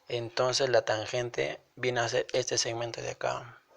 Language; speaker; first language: Spanish; native; Spanish